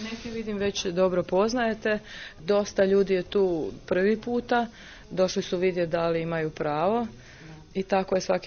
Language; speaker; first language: Croatian; native; Croatian